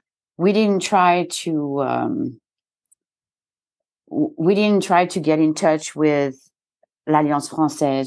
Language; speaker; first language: English; non-native, fluent; French